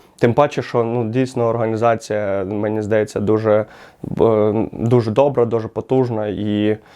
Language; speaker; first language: Ukrainian; native; Ukrainian